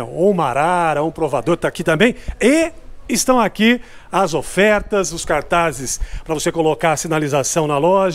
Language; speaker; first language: Portuguese; native; Portuguese